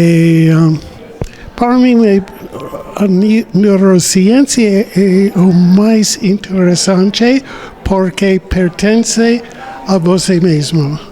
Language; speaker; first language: Portuguese; non-native, learner; English